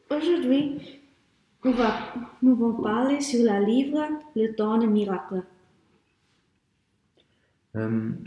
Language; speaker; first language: French; non-native, learner; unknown